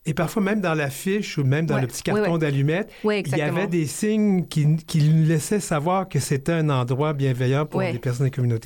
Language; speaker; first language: French; native; French